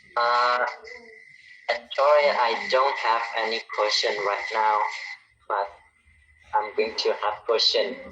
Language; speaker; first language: English; non-native, learner; Khmer